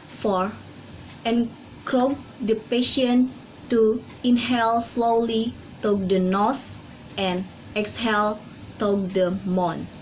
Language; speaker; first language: English; non-native, learner; Indonesian